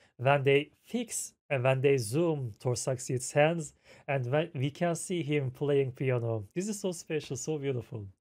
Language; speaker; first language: English; non-native, fluent; Turkish